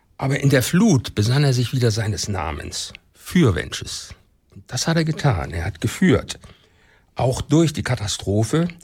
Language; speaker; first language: German; native; German